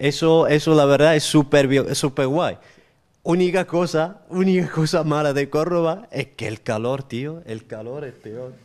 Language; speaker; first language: Spanish; non-native, local second language; Arabic